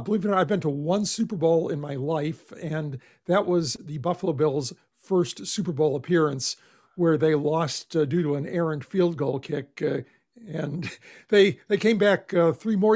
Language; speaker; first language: English; native; English